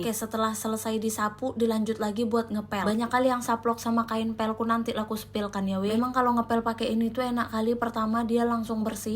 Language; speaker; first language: Indonesian; native; Indonesian